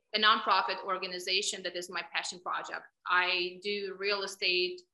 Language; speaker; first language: English; non-native, fluent; Ukrainian